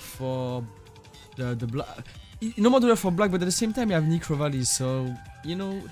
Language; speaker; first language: English; non-native, fluent; French